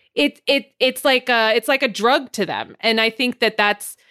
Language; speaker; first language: English; native; English